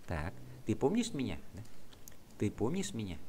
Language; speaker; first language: Russian; non-native, fluent; Vietnamese